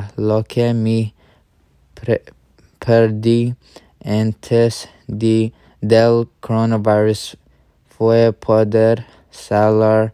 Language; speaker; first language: Spanish; non-native, learner; English